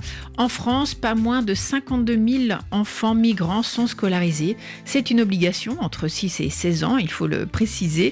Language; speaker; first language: French; native; French